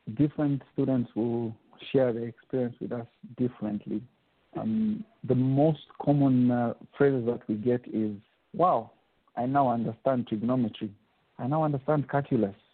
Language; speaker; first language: English; non-native, local second language; Bemba